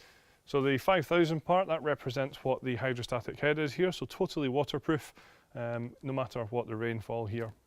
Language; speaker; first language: English; native; English